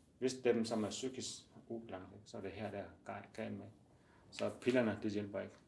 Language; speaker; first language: Danish; non-native, learner; Chinese